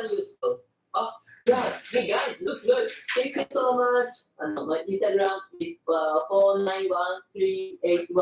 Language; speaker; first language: English; non-native, learner; Filipino